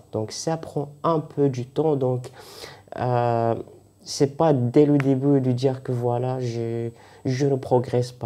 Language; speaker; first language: French; non-native, fluent; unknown